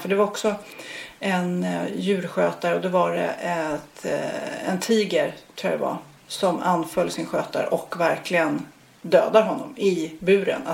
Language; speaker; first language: Swedish; native; Swedish